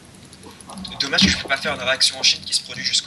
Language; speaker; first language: French; native; French